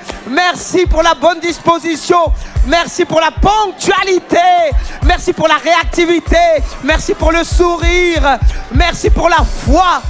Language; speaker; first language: French; native; French